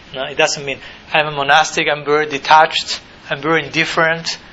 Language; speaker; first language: English; non-native, fluent; Spanish